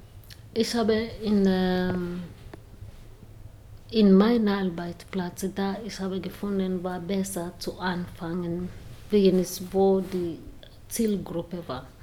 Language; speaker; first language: German; non-native, learner; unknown